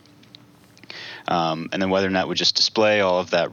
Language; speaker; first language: English; native; English